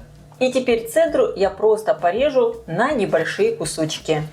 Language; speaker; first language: Russian; native; Russian